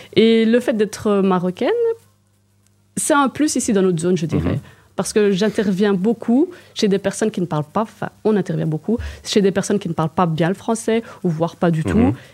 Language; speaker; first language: French; native; French